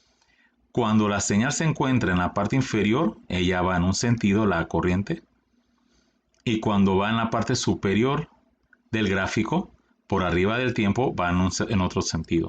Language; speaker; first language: Spanish; native; Spanish